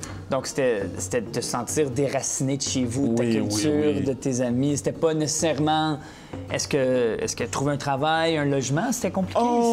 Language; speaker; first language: French; native; French